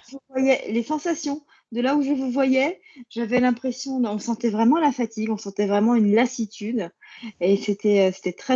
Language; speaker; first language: French; native; French